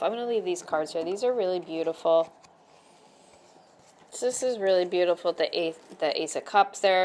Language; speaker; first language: English; native; English